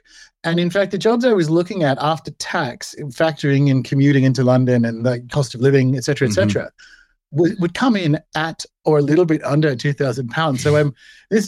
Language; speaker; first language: English; native; English